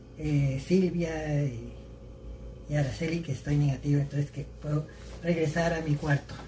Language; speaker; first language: Spanish; early bilingual, heritage; Spanish